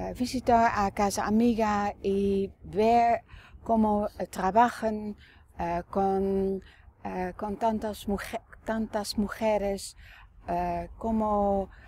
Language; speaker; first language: Spanish; non-native, learner; Dutch